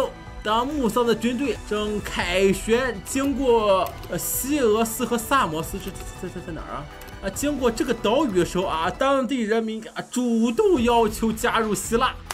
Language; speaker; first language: Chinese; native; Chinese